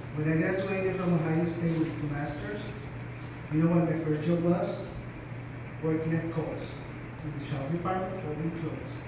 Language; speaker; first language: English; non-native, fluent; Spanish